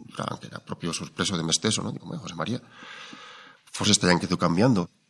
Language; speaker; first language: Italian; non-native, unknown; Spanish